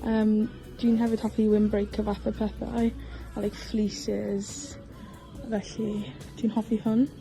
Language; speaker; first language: Welsh; non-native, local second language; English